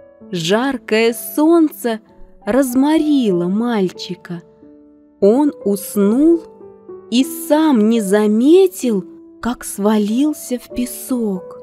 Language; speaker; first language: Russian; native; Russian